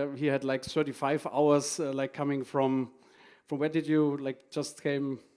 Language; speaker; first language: English; non-native, fluent; German